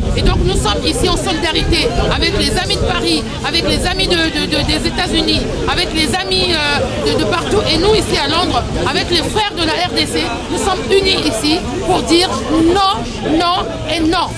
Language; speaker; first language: French; non-native, local second language; Lingala